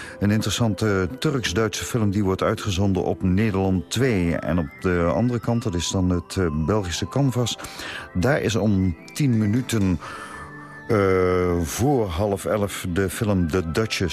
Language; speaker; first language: Dutch; native; Dutch